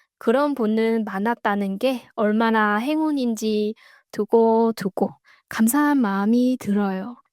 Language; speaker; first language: Korean; non-native, fluent; Vietnamese